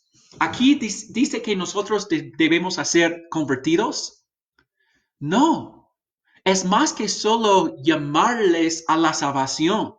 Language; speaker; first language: Spanish; non-native, fluent; English